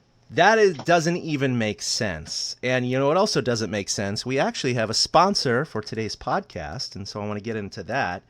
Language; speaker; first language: English; native; English